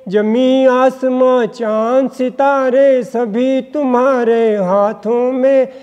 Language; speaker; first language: Hindi; native; Hindi